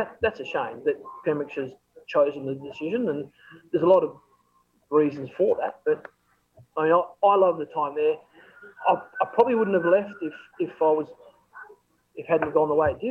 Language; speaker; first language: English; native; English